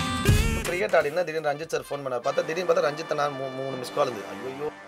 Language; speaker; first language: Tamil; native; Tamil